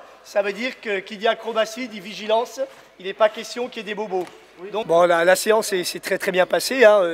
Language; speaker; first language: French; native; French